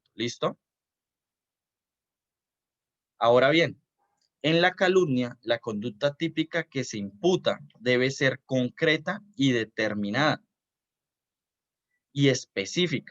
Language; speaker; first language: Spanish; native; Spanish